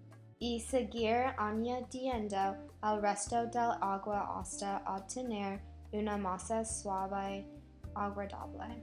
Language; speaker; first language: Spanish; non-native, learner; English